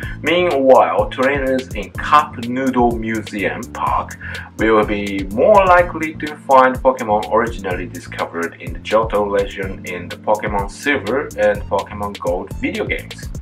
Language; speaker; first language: English; non-native, fluent; Japanese